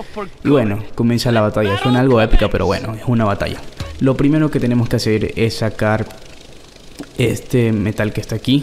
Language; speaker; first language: Spanish; native; Spanish